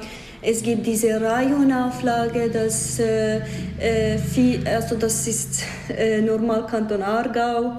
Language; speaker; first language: German; non-native, fluent; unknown